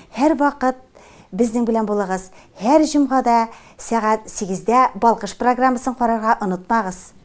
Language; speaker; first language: Tatar; native; Tatar